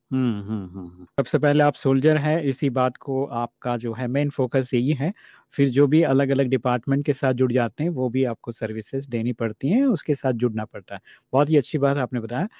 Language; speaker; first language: Hindi; native; Hindi